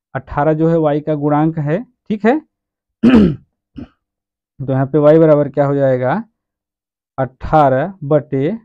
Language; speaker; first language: Hindi; native; Hindi